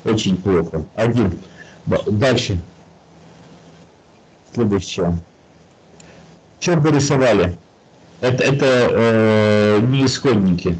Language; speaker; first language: Russian; native; Russian